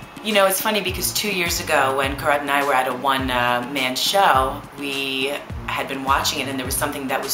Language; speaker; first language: English; native; English